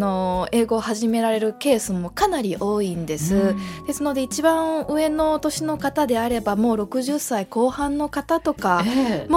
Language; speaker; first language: Japanese; native; Japanese